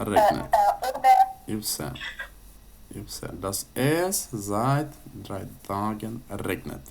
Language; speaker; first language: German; non-native, fluent; Ukrainian